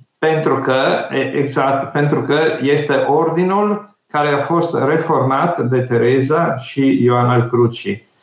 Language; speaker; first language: Romanian; non-native, fluent; Italian